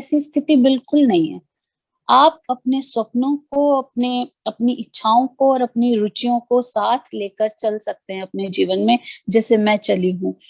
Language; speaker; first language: Hindi; native; Hindi